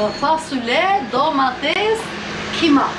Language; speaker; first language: Turkish; non-native, learner; Albanian